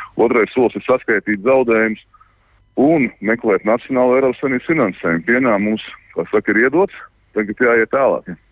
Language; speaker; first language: Latvian; native; Latvian